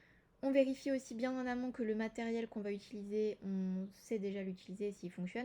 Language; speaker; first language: French; native; French